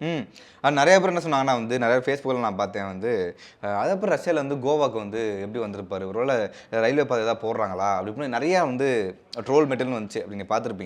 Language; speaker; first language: Tamil; native; Tamil